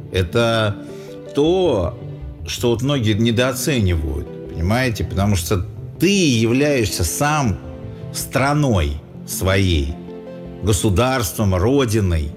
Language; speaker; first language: Russian; native; Russian